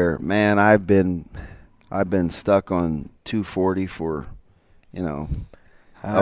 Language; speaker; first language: English; native; English